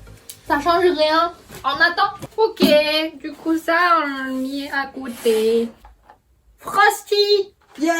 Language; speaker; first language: French; non-native, learner; Chinese